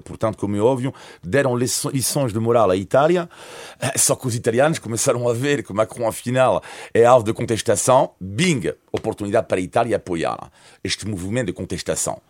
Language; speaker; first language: Portuguese; non-native, fluent; French